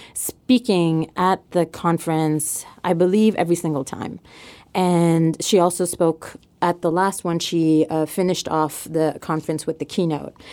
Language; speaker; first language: English; non-native, fluent; French